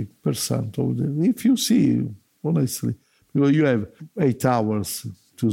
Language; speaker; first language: English; non-native, learner; Italian